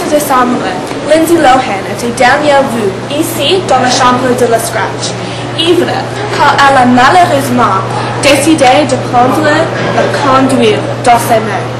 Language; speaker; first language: French; non-native, learner; English